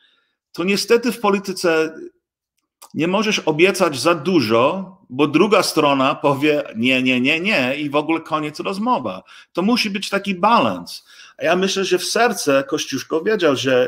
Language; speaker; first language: Polish; early bilingual, heritage; English